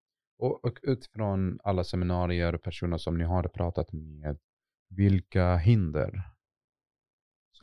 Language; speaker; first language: Swedish; non-native, fluent; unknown